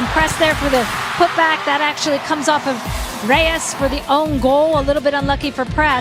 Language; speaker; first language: English; native; English